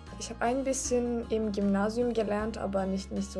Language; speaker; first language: German; non-native, fluent; Turkish